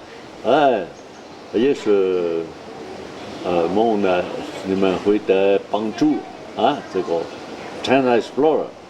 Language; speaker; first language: Chinese; non-native, learner; French